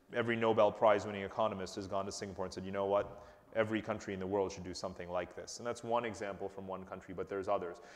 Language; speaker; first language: English; native; English